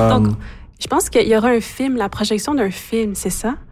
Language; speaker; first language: French; native; French